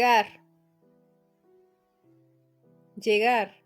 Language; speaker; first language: Spanish; non-native, fluent; English